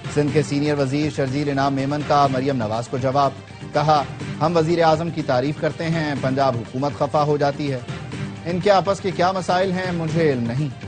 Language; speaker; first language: Urdu; native; Urdu